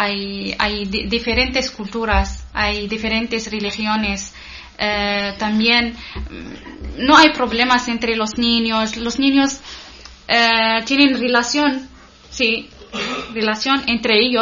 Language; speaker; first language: Spanish; non-native, learner; Arabic